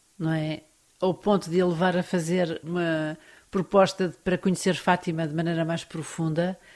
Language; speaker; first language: Portuguese; native; Portuguese